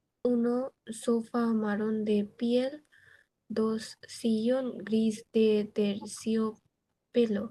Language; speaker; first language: Spanish; non-native, learner; Bangla